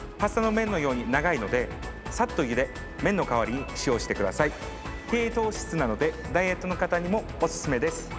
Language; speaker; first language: Japanese; non-native, fluent; Korean